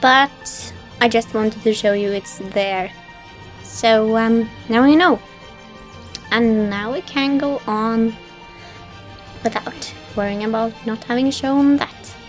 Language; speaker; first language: English; non-native, fluent; Norwegian